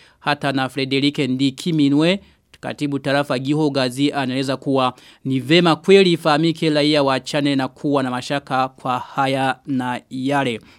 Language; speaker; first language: Swahili; non-native, local second language; Rundi